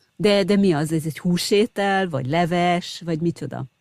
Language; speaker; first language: Hungarian; native; Hungarian